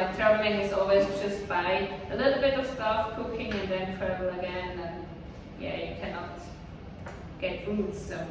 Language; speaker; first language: English; non-native, fluent; Swiss German